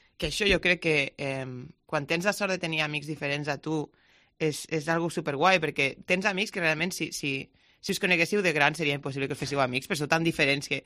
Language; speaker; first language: Catalan; non-native, local second language; Spanish